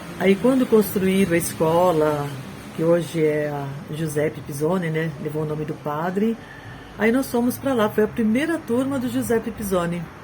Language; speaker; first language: Portuguese; native; Portuguese